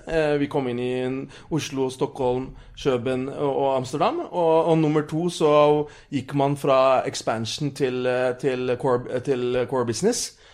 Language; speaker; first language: Norwegian; early bilingual, other home language; Urdu